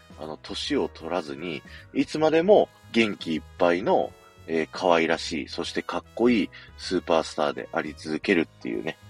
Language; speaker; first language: Japanese; native; Japanese